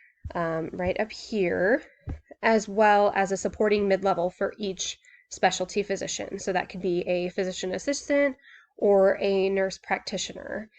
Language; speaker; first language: English; native; English